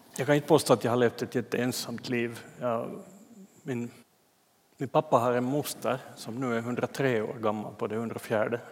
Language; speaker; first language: Swedish; native; Swedish